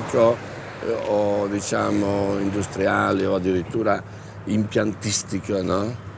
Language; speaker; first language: Italian; native; Italian